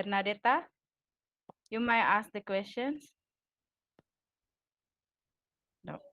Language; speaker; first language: English; non-native, fluent; Indonesian